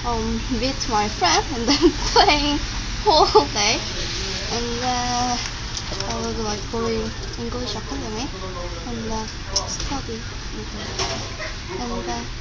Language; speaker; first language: English; non-native, learner; Korean